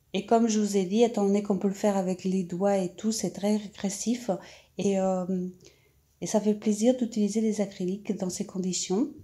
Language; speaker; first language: French; native; French